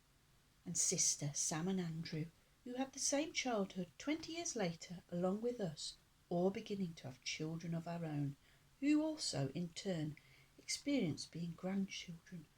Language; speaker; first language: English; native; English